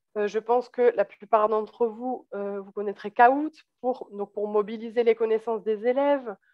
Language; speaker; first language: French; native; French